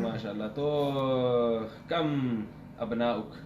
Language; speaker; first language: Arabic; non-native, fluent; Urdu